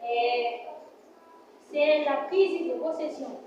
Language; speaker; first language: French; non-native, learner; Portuguese